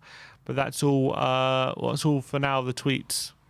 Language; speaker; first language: English; native; English